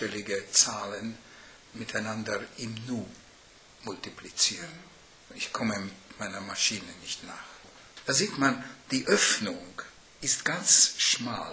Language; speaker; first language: German; non-native, fluent; Hungarian